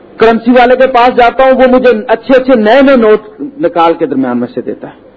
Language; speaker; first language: Urdu; non-native, local second language; Punjabi